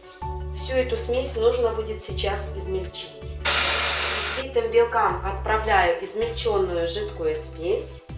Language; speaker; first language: Russian; native; Russian